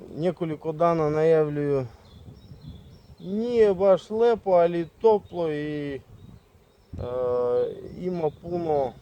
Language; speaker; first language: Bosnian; non-native, learner; Russian